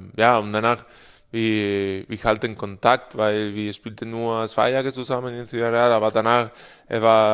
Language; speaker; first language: German; non-native, learner; Spanish